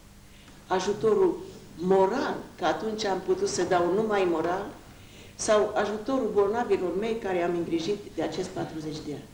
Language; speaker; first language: Romanian; non-native, local second language; Hungarian